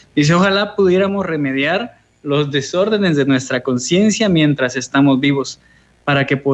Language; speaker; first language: Spanish; native; Spanish